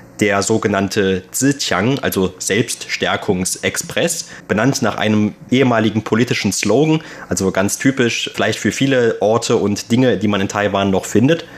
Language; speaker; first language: German; native; German